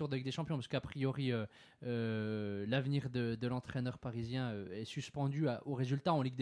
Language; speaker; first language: French; native; French